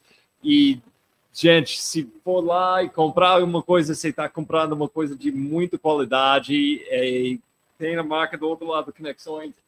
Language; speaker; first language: Portuguese; non-native, fluent; English